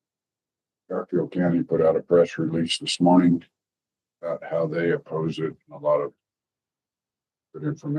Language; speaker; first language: English; native; English